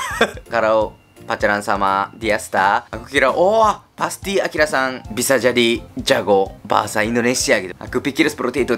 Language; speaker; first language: Indonesian; non-native, fluent; Japanese